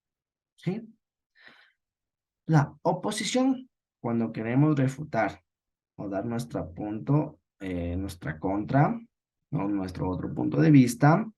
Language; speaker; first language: Spanish; native; Spanish